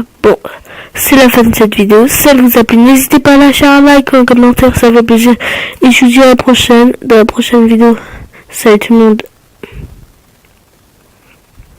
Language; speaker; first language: French; native; French